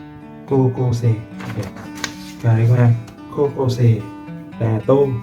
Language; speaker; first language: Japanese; non-native, learner; Vietnamese